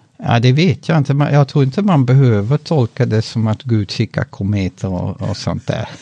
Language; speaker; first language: Swedish; non-native, fluent; Dutch